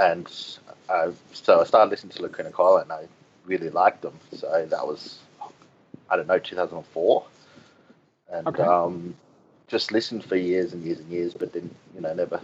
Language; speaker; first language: English; native; English